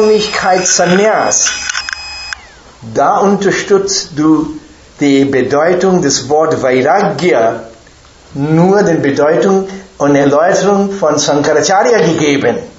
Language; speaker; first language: German; non-native, fluent; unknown